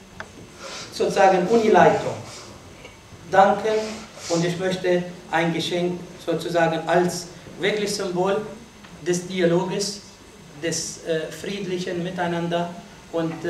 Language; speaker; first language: German; non-native, fluent; Arabic